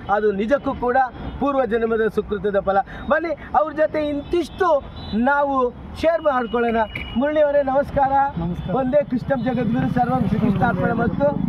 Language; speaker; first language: Kannada; native; Kannada